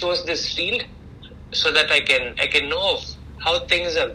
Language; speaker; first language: English; non-native, local second language; Tamil